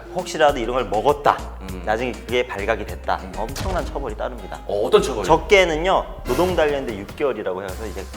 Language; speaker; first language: Korean; native; Korean